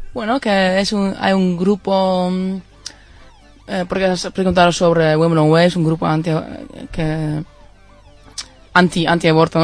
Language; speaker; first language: Spanish; non-native, fluent; Dutch